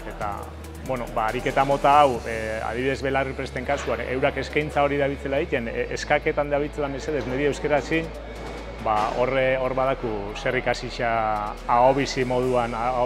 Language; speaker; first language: Basque; native; Basque